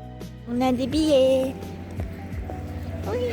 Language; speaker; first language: French; non-native, learner; Indonesian